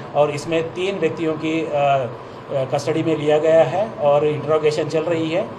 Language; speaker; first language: Hindi; non-native, local second language; Gujarati